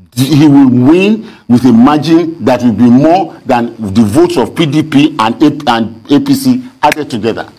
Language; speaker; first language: English; non-native, local second language; Yoruba